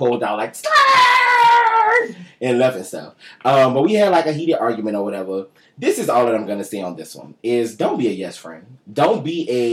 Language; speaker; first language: English; native; English